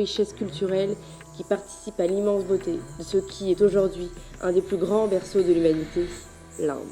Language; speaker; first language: French; native; French